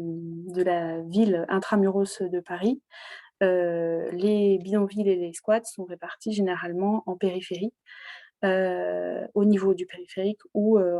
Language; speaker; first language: French; native; French